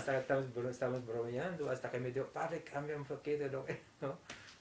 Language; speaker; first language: Spanish; non-native, fluent; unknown